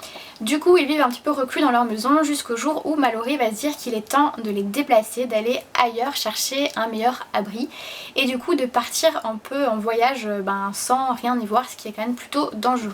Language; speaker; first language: French; native; French